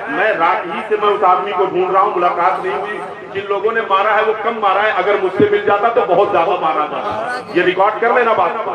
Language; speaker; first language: Urdu; native; Urdu